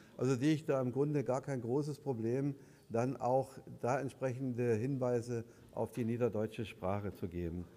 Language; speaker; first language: German; native; German